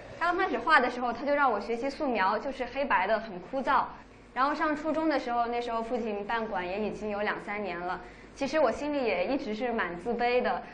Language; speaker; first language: Chinese; native; Chinese